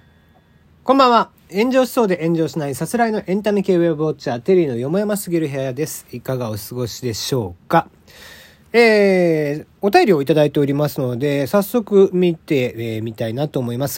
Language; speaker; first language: Japanese; native; Japanese